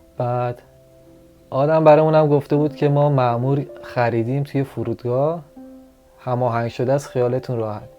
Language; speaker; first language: Persian; non-native, local second language; Azerbaijani